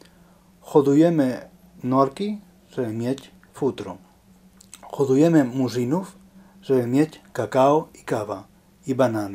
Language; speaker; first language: Polish; non-native, learner; Spanish